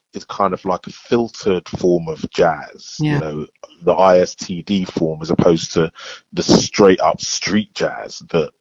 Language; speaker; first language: English; native; English